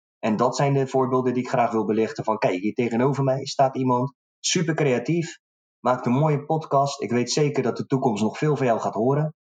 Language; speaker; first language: Dutch; early bilingual, other home language; Arabic